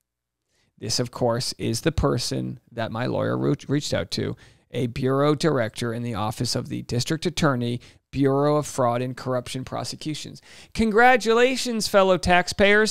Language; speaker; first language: English; native; English